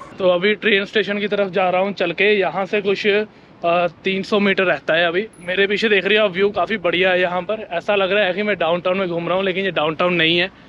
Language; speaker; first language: Hindi; native; Hindi